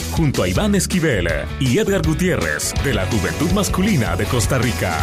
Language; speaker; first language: Spanish; native; Spanish